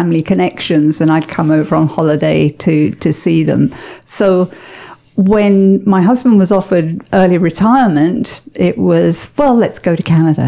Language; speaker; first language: English; native; English